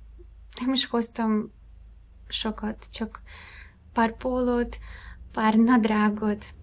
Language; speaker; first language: Hungarian; non-native, fluent; Ukrainian